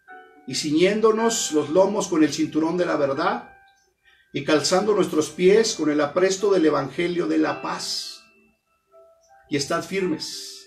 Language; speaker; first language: Spanish; native; Spanish